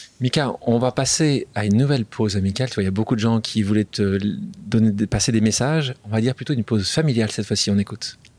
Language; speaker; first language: French; native; French